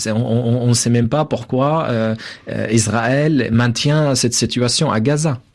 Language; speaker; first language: French; non-native, fluent; Arabic